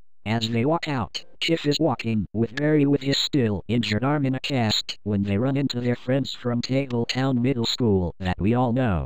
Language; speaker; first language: English; native; English